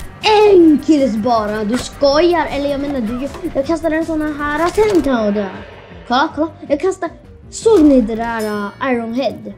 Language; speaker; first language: Swedish; non-native, learner; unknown